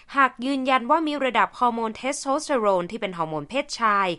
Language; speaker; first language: Thai; native; Thai